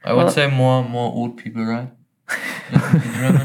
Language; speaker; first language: English; non-native, fluent; German